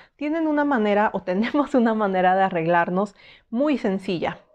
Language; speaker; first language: Spanish; native; Spanish